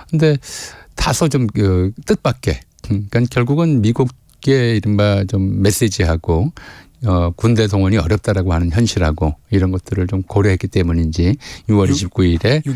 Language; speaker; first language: Korean; native; Korean